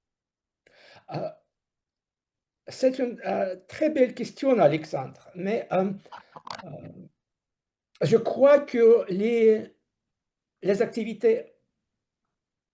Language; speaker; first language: French; non-native, fluent; Russian